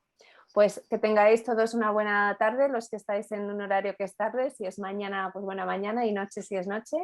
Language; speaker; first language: Spanish; native; Spanish